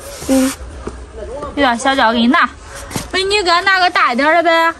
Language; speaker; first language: Chinese; native; Chinese